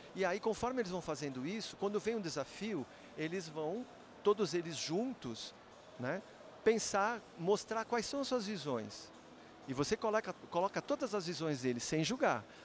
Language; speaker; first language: Portuguese; native; Portuguese